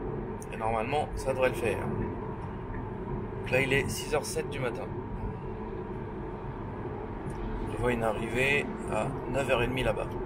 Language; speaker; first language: French; native; French